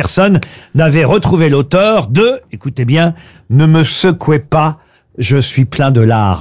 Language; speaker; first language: French; native; French